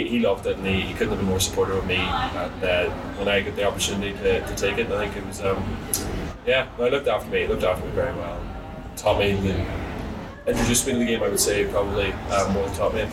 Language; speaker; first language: English; native; English